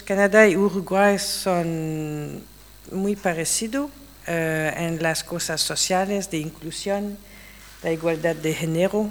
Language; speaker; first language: Spanish; non-native, fluent; English